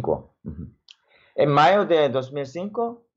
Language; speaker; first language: Spanish; non-native, learner; Korean